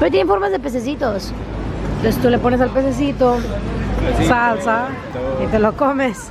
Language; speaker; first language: Spanish; native; Spanish